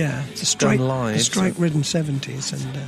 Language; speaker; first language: English; native; English